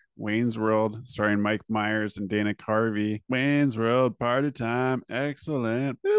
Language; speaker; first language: English; native; English